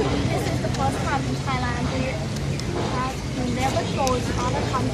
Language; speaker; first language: English; non-native, learner; Thai